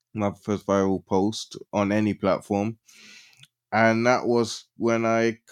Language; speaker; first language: English; native; English